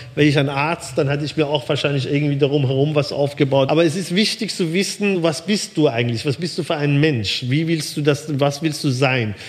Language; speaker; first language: German; early bilingual, other home language; Persian